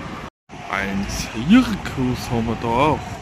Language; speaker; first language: German; native; German